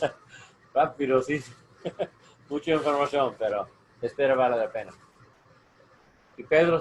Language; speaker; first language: Spanish; non-native, learner; English